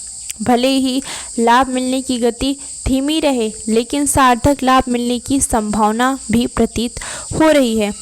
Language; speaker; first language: Hindi; native; Hindi